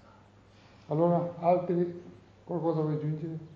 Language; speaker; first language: Italian; non-native, learner; Tibetan